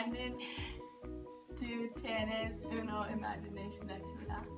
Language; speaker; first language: Spanish; non-native, learner; English